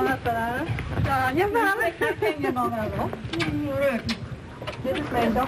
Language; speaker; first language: Dutch; early bilingual, heritage; Dutch